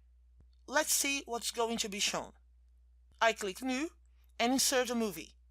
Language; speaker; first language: English; non-native, fluent; Portuguese